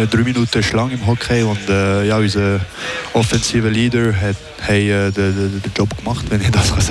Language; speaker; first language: German; non-native, fluent; French